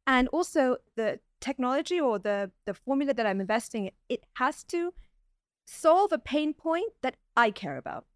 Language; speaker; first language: English; native; English